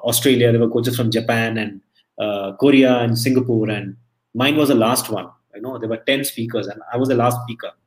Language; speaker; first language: English; non-native, local second language; Malayalam